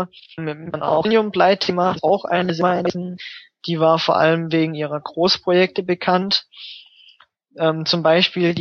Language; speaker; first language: German; native; German